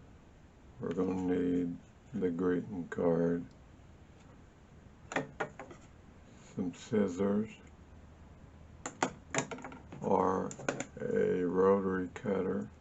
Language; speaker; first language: English; native; English